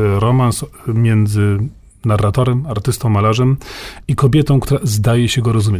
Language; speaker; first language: Polish; native; Polish